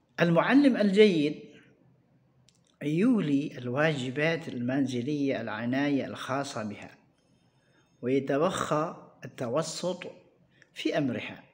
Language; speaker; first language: Arabic; non-native, fluent; Indonesian